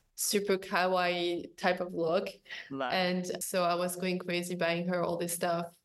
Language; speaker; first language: English; non-native, fluent; French